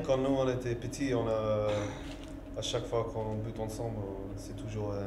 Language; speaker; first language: French; non-native, learner; English